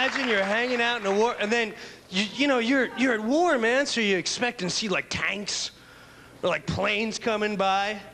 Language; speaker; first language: English; native; English